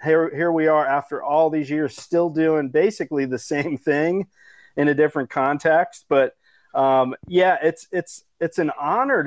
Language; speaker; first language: English; native; English